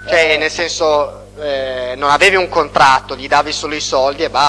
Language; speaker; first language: Italian; native; Italian